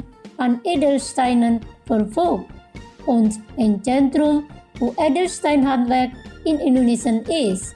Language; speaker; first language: German; non-native, fluent; Indonesian